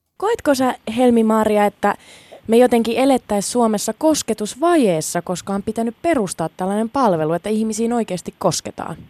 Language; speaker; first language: Finnish; early bilingual, other home language; Sinhala